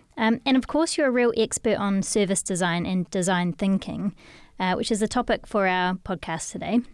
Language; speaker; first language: English; native; English